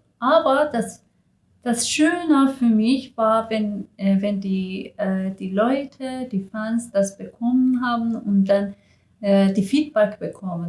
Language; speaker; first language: German; non-native, learner; Persian